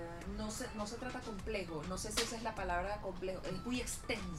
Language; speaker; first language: Spanish; native; Spanish